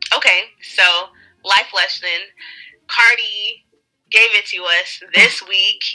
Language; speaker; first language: English; early bilingual, other home language; Wolof